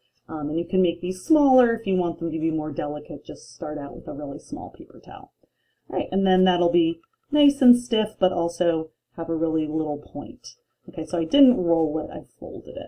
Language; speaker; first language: English; native; English